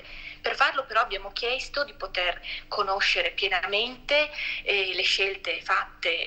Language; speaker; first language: Italian; native; Italian